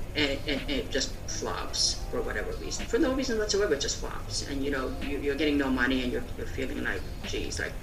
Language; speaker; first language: English; early bilingual, other home language; Korean